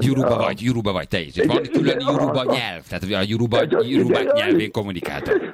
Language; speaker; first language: Hungarian; native; Hungarian